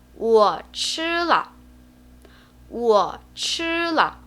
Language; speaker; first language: Chinese; non-native, fluent; Korean